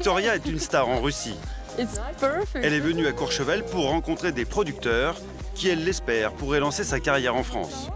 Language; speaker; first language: French; native; French